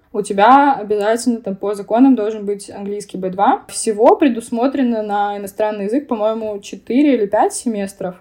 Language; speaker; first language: Russian; native; Russian